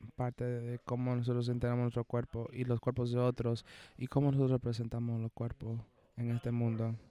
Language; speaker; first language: Spanish; non-native, fluent; English